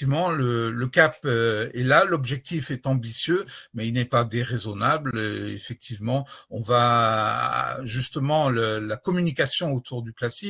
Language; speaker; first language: French; native; French